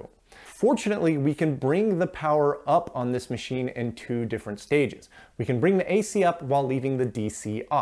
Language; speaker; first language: English; native; English